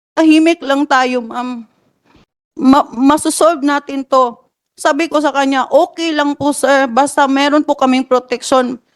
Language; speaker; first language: Filipino; non-native, local second language; Cebuano